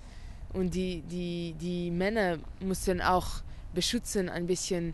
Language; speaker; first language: German; non-native, learner; Arabic